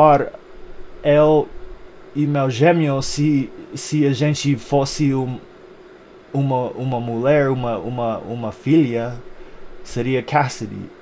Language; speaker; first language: Portuguese; non-native, fluent; English